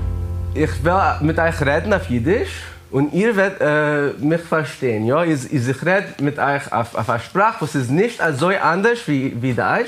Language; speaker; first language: German; non-native, fluent; English